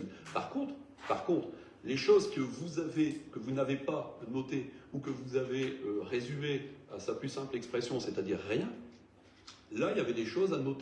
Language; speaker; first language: French; native; French